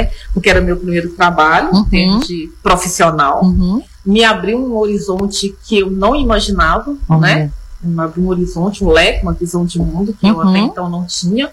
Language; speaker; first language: Portuguese; native; Portuguese